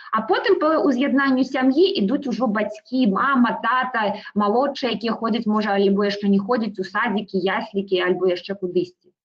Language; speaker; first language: Belarusian; non-native, local second language; Russian